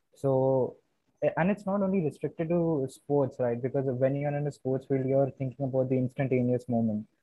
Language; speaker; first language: English; non-native, local second language; Hindi